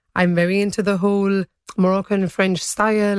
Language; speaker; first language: English; early bilingual, other home language; Spanish